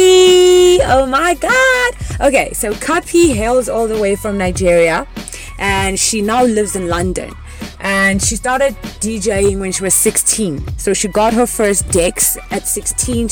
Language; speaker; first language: English; non-native, local second language; Venda